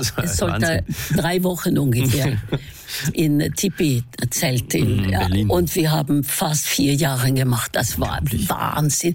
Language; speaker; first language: German; non-native, fluent; Norwegian